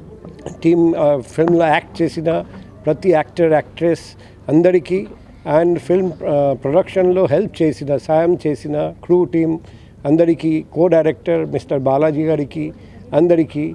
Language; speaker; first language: Telugu; non-native, local second language; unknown